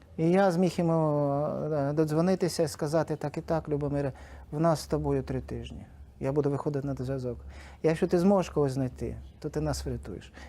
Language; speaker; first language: Ukrainian; non-native, local second language; Russian